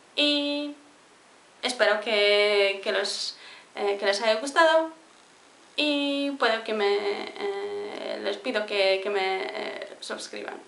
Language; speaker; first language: Spanish; non-native, fluent; Polish